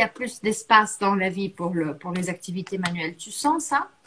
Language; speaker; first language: French; non-native, fluent; Portuguese